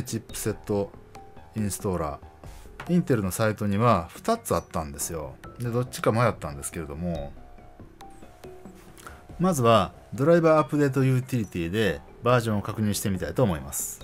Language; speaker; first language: Japanese; native; Japanese